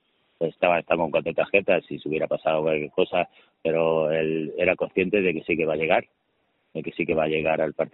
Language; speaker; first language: Spanish; native; Spanish